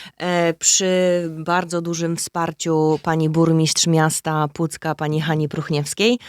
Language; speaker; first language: Polish; native; Polish